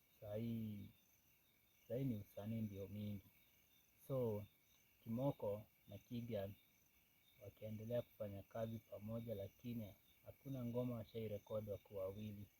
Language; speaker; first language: Swahili; native; Swahili